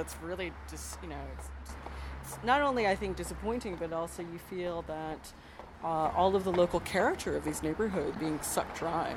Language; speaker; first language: English; native; English